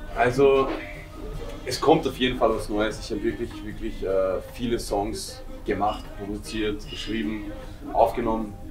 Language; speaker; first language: German; early bilingual, other home language; Serbian